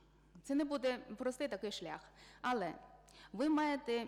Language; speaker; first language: Ukrainian; non-native, fluent; Chinese